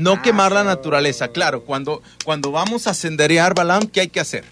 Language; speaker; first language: Spanish; native; Spanish